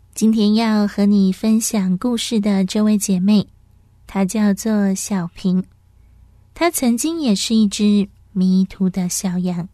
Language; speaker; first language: Chinese; native; Chinese